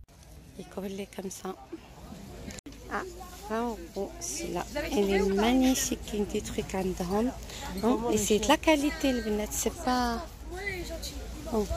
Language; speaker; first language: French; non-native, fluent; Arabic